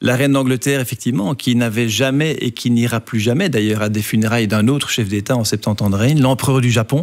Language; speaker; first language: French; native; French